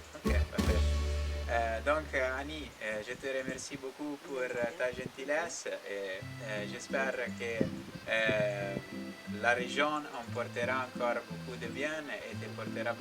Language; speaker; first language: French; non-native, learner; Italian